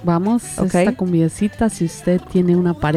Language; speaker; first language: Spanish; native; Spanish